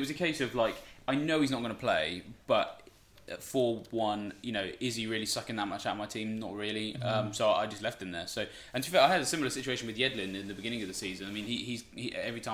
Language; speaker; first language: English; native; English